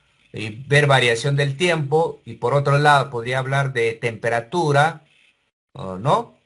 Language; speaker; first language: Spanish; native; Spanish